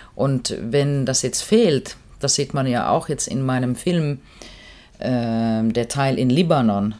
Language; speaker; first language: German; non-native, fluent; Finnish